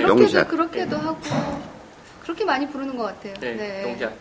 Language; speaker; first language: Korean; native; Korean